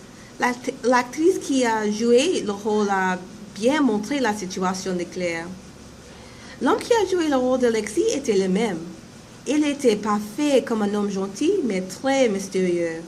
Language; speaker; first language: French; non-native, learner; English